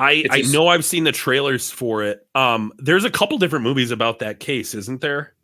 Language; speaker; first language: English; native; English